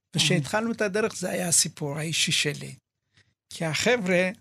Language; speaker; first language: Hebrew; early bilingual, other home language; Amharic